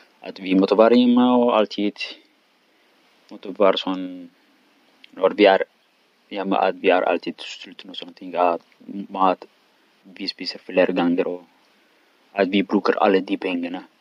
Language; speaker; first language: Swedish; non-native, learner; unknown